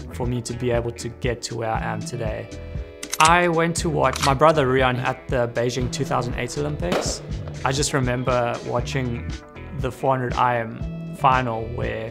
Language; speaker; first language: English; native; English